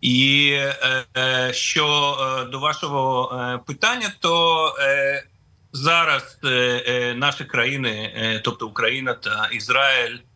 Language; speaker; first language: Ukrainian; non-native, fluent; Russian